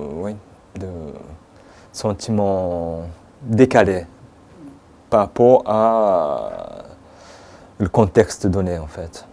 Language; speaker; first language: French; non-native, fluent; Japanese